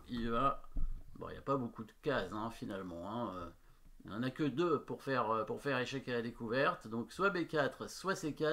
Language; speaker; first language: French; native; French